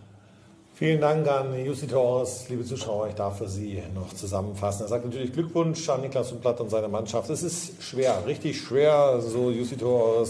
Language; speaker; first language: German; native; German